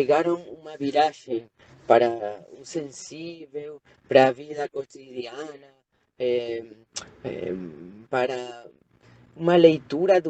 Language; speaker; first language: Portuguese; non-native, fluent; Spanish